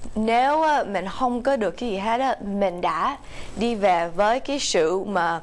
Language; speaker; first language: Vietnamese; early bilingual, heritage; Vietnamese